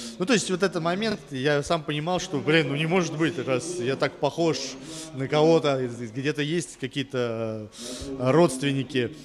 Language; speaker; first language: Russian; native; Russian